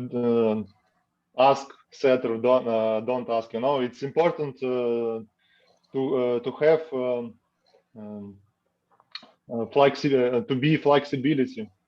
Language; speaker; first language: English; non-native, learner; Russian